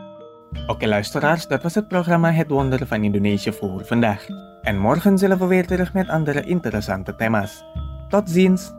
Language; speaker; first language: Dutch; non-native, fluent; Indonesian